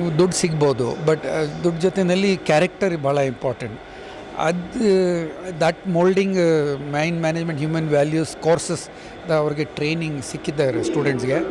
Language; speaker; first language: Kannada; non-native, fluent; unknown